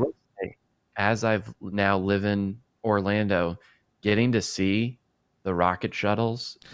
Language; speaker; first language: English; native; English